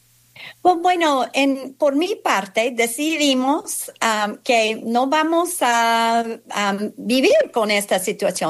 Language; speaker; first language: Spanish; non-native, fluent; English